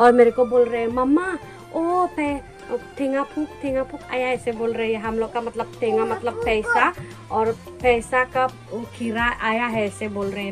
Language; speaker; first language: Hindi; non-native, local second language; Chakma